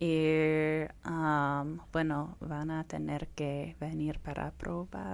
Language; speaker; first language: Spanish; non-native, fluent; English